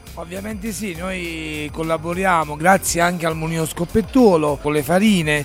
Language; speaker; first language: Italian; native; Italian